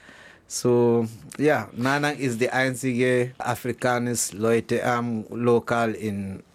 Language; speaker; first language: German; non-native, learner; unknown